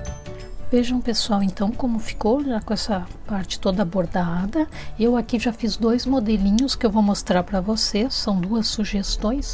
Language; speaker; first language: Portuguese; native; Portuguese